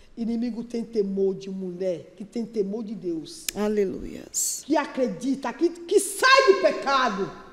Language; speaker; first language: Portuguese; non-native, learner; Yoruba